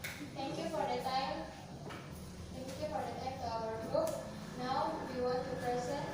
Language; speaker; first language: English; non-native, learner; Indonesian